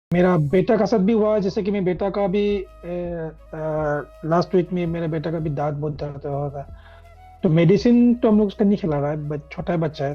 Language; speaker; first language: Hindi; non-native, local second language; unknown